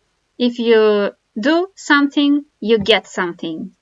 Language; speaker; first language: English; non-native, fluent; Russian